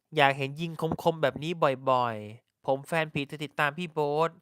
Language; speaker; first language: Thai; native; Thai